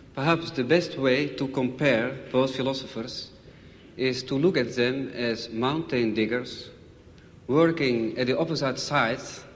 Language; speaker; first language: English; non-native, fluent; Dutch